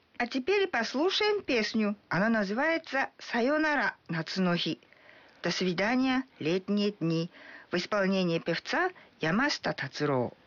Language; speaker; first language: Russian; non-native, fluent; Japanese